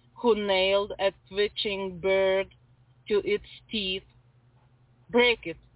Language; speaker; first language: English; non-native, fluent; Lithuanian